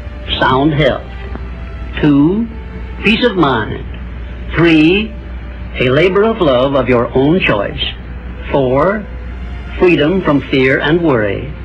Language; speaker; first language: English; native; English